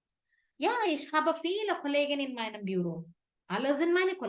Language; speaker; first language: German; non-native, fluent; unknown